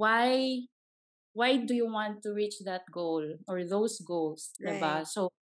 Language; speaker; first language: English; non-native, local second language; Cebuano